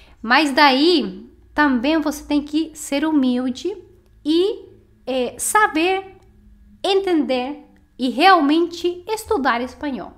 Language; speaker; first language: Portuguese; non-native, fluent; Spanish